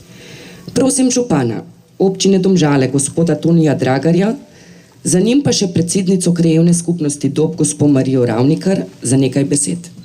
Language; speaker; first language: Slovenian; native; Slovenian